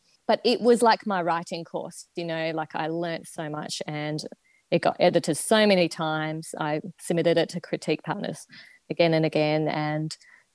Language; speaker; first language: English; native; English